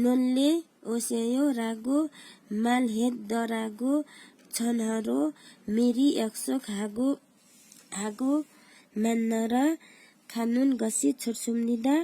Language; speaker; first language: Korean; non-native, learner; Nepali